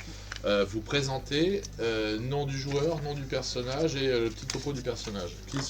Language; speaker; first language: French; native; French